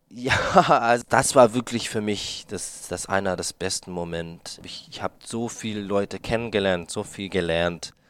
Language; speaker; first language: German; non-native, fluent; Japanese